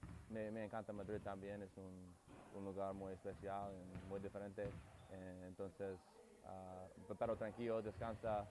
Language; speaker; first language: Spanish; non-native, learner; English